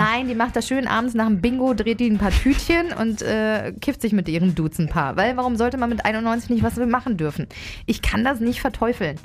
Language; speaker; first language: German; native; German